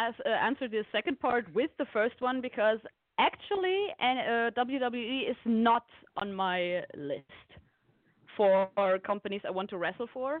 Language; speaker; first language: English; non-native, fluent; German